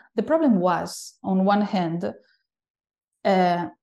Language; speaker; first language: English; non-native, fluent; Galician